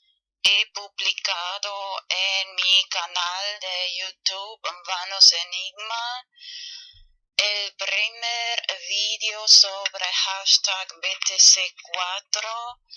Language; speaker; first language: Spanish; non-native, fluent; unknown